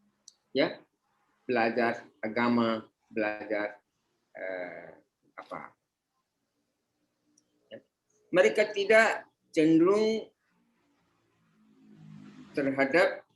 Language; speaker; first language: Indonesian; non-native, fluent; Hindi